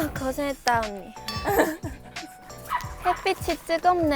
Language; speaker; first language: Korean; non-native, fluent; Chinese